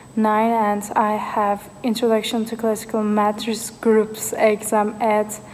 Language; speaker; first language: English; non-native, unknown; Turkish